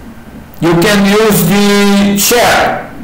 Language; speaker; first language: English; non-native, learner; Portuguese